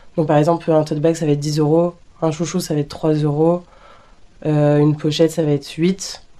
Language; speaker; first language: French; native; French